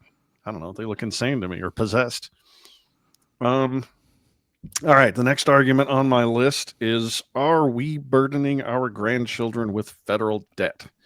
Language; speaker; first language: English; native; English